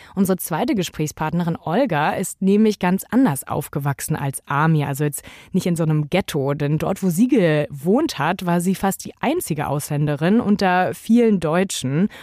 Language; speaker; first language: German; native; German